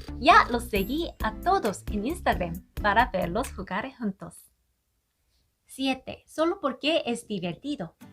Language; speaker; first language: Spanish; non-native, learner; Korean